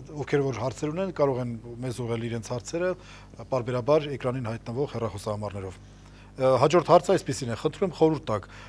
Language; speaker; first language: Armenian; native; Armenian